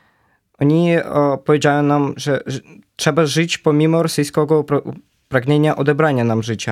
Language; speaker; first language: Polish; non-native, learner; Ukrainian